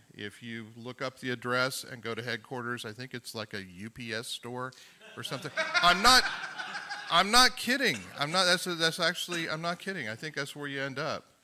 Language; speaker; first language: English; native; English